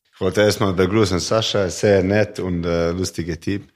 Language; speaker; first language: German; non-native, learner; Serbian